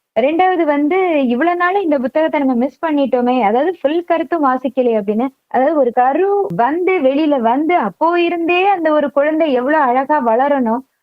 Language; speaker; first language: Tamil; non-native, local second language; Malayalam